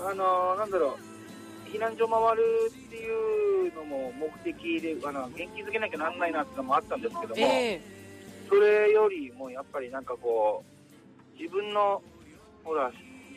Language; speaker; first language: Japanese; native; Japanese